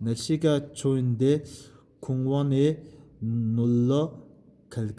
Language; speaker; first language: Korean; non-native, fluent; Mongolian